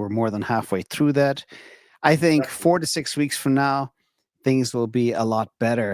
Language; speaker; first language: English; native; English